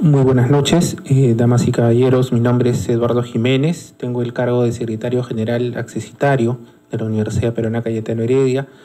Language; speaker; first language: Spanish; native; Spanish